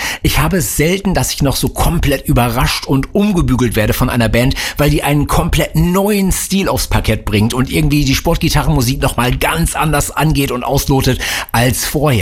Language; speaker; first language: German; native; German